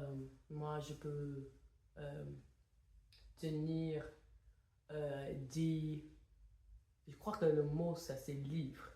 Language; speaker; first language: French; non-native, fluent; English